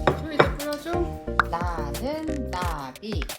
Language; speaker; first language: Korean; native; Korean